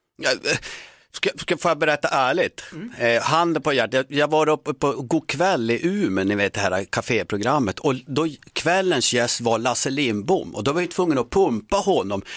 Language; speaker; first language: Swedish; native; Swedish